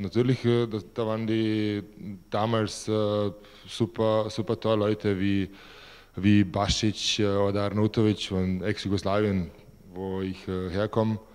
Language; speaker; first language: German; non-native, fluent; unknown